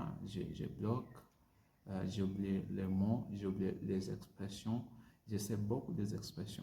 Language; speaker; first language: French; non-native, learner; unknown